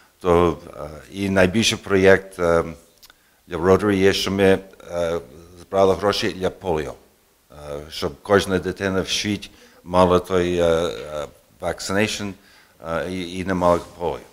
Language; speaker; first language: Ukrainian; early bilingual, heritage; Ukrainian